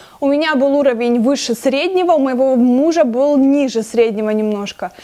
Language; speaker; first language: Russian; native; Russian